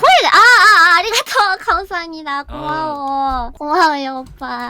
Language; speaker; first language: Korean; non-native, learner; Japanese